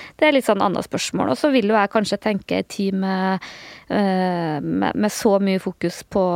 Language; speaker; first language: Norwegian; native; Norwegian